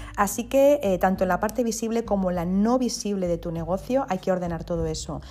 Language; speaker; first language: Spanish; non-native, local second language; Catalan